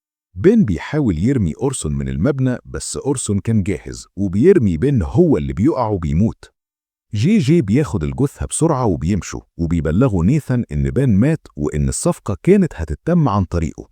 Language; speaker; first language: Arabic; native; Arabic